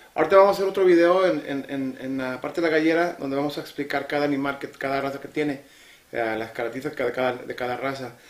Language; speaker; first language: Spanish; native; Spanish